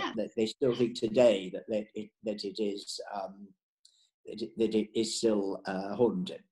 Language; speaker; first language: English; native; English